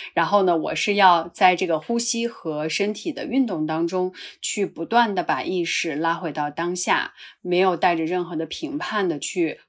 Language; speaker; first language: Chinese; native; Chinese